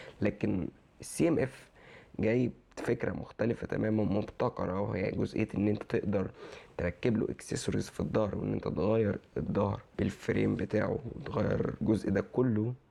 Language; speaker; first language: Arabic; native; Arabic